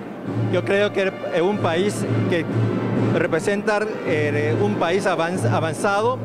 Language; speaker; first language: Spanish; non-native, learner; Chinese